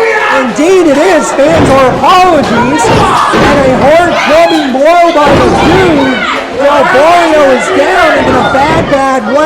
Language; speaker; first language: English; native; English